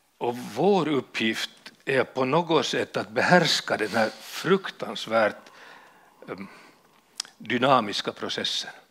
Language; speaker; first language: Swedish; native; Swedish